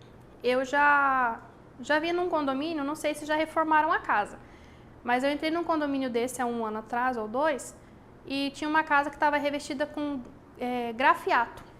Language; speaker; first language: Portuguese; native; Portuguese